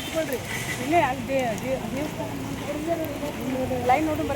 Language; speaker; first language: Kannada; native; Kannada